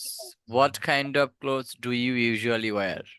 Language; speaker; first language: English; non-native, fluent; Bangla